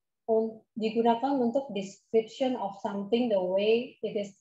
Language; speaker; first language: English; non-native, fluent; Indonesian